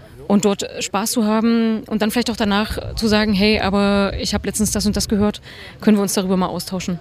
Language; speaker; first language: German; native; German